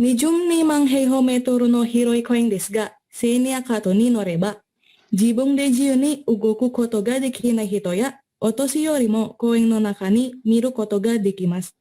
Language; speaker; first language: Japanese; non-native, learner; Indonesian